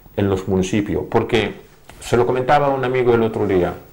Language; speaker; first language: Spanish; non-native, fluent; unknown